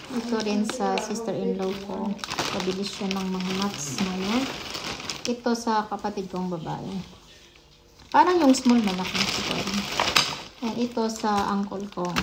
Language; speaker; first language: Filipino; non-native, local second language; Cebuano